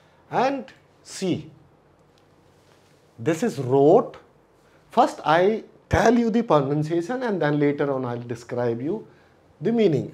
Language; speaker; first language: English; non-native, local second language; Hindi